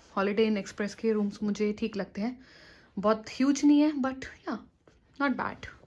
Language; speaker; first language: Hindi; native; Hindi